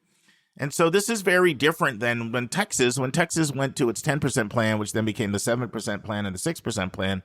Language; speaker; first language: English; native; English